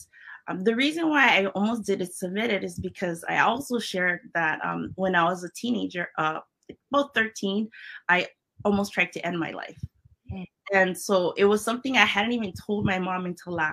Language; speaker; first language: English; early bilingual, other home language; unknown